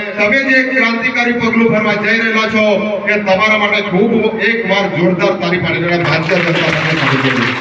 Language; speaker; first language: Gujarati; native; Gujarati